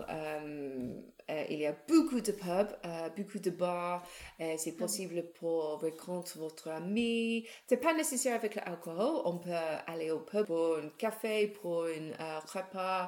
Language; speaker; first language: French; non-native, learner; English